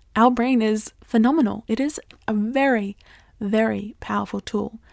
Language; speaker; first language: English; native; English